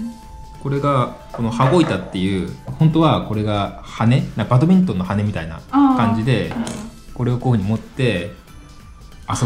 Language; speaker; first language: Japanese; native; Japanese